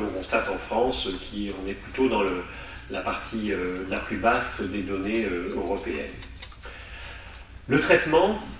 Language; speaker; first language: French; native; French